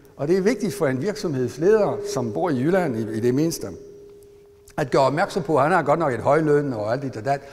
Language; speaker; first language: Danish; non-native, fluent; French